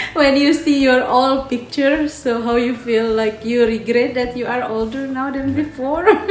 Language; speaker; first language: English; non-native, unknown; Indonesian